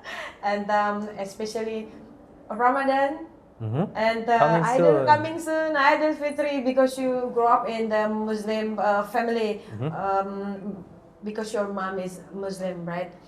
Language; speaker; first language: English; non-native, learner; Indonesian